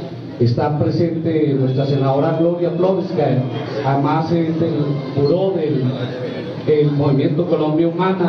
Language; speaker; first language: Spanish; native; Spanish